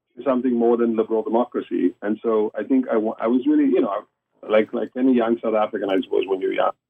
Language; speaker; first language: English; non-native, local second language; Afrikaans